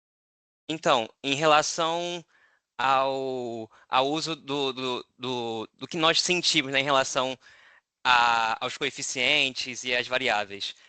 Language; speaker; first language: Portuguese; native; Portuguese